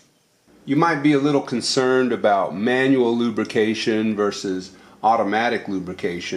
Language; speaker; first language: English; native; English